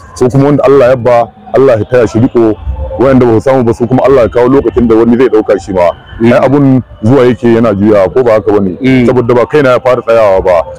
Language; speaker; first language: Hausa; non-native, local second language; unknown